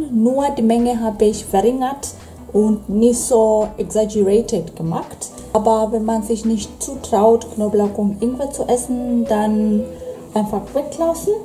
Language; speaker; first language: German; non-native, fluent; Swahili